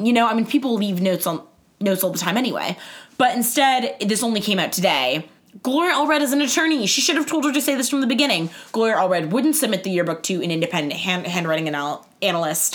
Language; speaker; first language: English; native; English